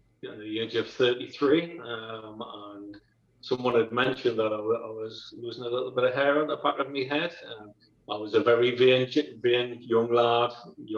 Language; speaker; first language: English; native; English